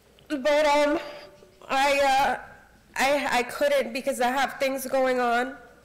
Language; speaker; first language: English; early bilingual, other home language; Spanish